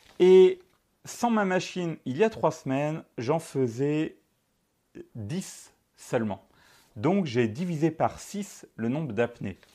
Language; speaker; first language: French; native; French